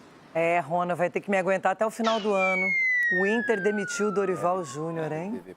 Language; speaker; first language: Portuguese; native; Portuguese